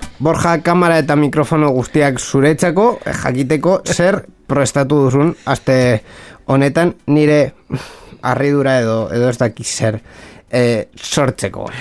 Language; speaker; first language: Basque; non-native, local second language; Spanish